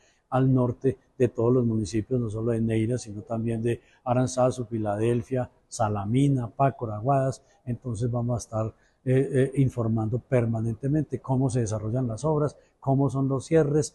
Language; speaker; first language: Spanish; native; Spanish